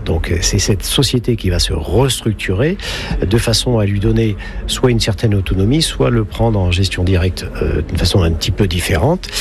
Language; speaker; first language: French; native; French